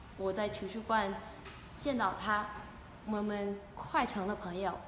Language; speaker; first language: Chinese; non-native, learner; English